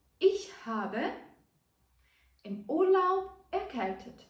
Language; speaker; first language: German; non-native, fluent; Ukrainian